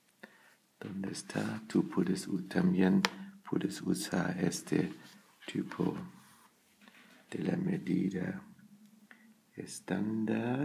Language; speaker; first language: Spanish; non-native, learner; German